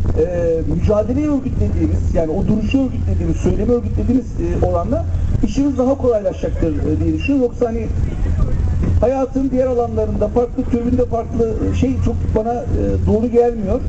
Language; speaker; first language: Turkish; native; Turkish